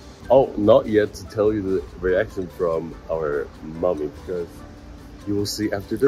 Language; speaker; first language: English; non-native, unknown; Korean